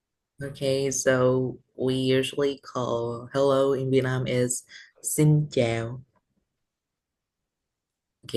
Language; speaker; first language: English; non-native, learner; Vietnamese